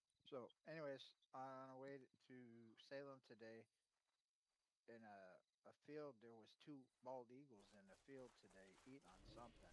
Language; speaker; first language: English; native; English